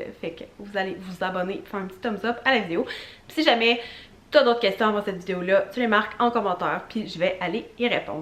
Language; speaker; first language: French; native; French